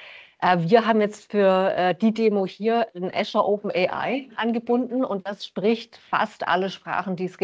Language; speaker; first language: German; native; German